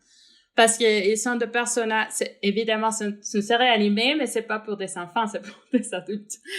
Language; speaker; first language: French; non-native, fluent; Spanish